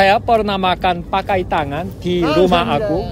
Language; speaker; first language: Indonesian; non-native, fluent; Korean